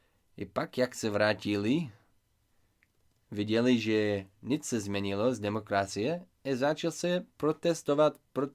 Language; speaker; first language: Czech; non-native, learner; English